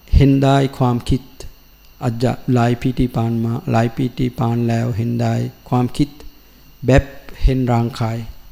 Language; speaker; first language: Thai; non-native, learner; Sinhala